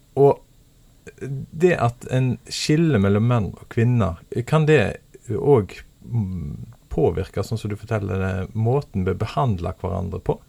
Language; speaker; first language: Norwegian; native; Norwegian